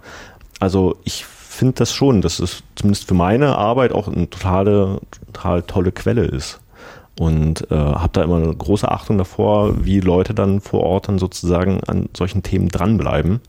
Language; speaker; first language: German; native; German